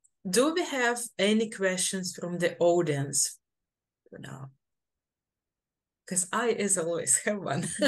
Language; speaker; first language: English; non-native, fluent; Ukrainian